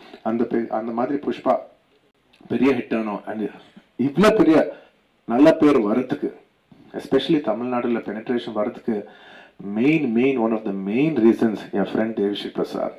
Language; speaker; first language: Tamil; non-native, local second language; Telugu